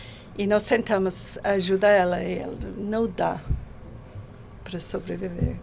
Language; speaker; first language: Portuguese; non-native, learner; English